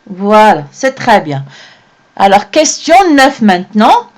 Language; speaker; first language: French; non-native, local second language; Arabic